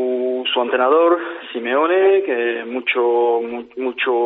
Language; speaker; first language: Spanish; non-native, fluent; French